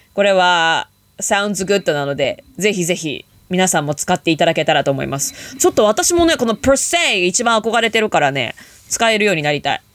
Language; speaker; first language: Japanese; native; Japanese